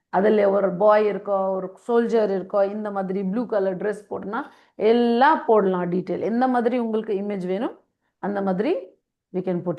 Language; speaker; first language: Tamil; non-native, fluent; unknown